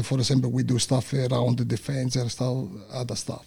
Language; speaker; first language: English; non-native, learner; Italian